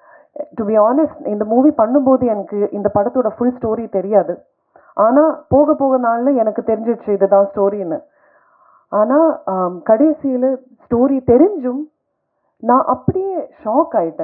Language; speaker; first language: Tamil; non-native, fluent; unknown